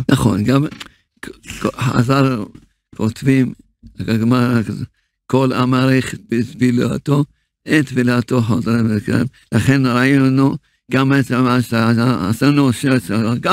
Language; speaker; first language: Hebrew; early bilingual, other home language; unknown